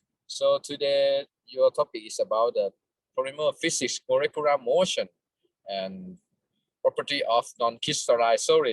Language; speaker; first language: English; non-native, fluent; Thai